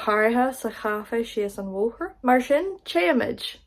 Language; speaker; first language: Irish; non-native, local second language; English